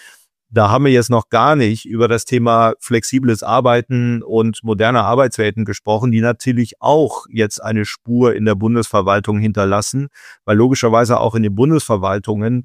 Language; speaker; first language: German; native; German